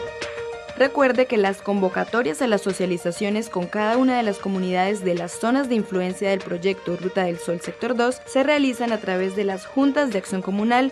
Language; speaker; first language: Spanish; native; Spanish